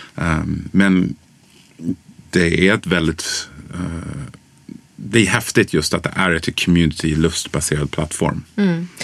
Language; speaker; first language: Swedish; early bilingual, other home language; English